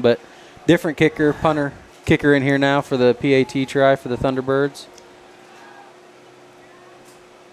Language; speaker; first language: English; native; English